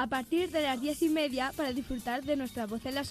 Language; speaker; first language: Spanish; native; Spanish